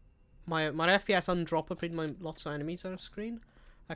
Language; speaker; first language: Welsh; native; Welsh